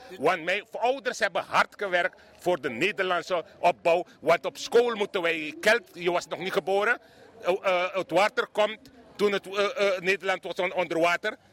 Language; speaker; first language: Dutch; non-native, local second language; Sranan Tongo